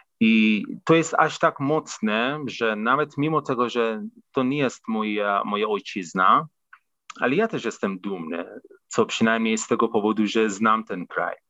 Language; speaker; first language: Polish; non-native, fluent; Persian